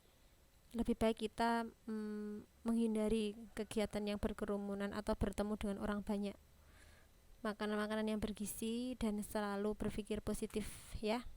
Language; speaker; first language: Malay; non-native, local second language; Javanese